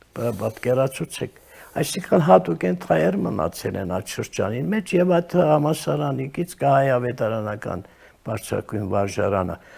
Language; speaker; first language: Armenian; native; Armenian